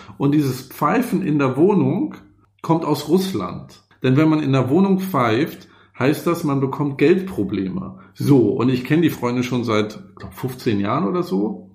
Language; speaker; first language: German; native; German